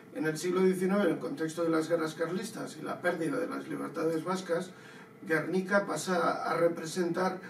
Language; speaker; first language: Spanish; non-native, local second language; Basque